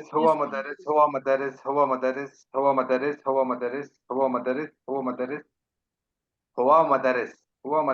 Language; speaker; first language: Arabic; non-native, learner; Urdu